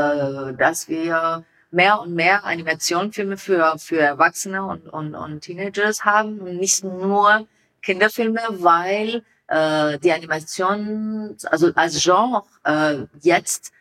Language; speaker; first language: German; non-native, learner; Persian